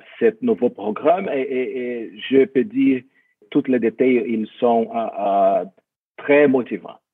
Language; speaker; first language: French; non-native, fluent; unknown